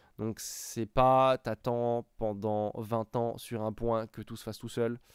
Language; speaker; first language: French; native; French